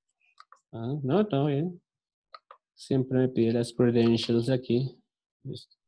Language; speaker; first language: Spanish; native; Spanish